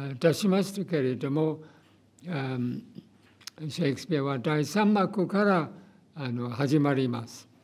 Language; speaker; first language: Japanese; non-native, fluent; English